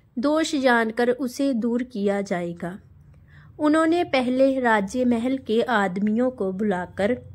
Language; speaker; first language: Hindi; non-native, local second language; Punjabi